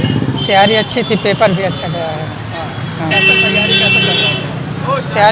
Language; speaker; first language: Hindi; native; Hindi